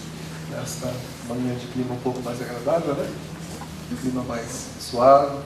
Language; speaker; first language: Portuguese; native; Portuguese